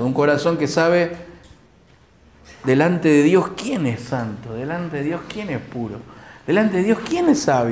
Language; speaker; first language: Spanish; native; Spanish